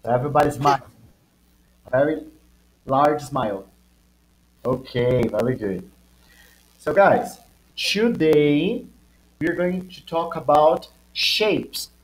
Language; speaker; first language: English; non-native, fluent; Portuguese